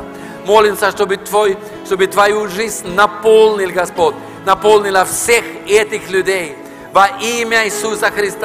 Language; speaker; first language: Russian; non-native, fluent; Norwegian